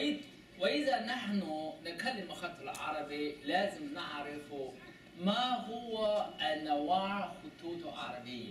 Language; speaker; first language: Arabic; non-native, learner; Chinese